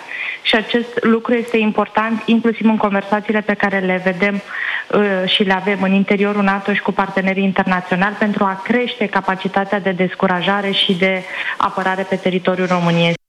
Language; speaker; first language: Romanian; native; Romanian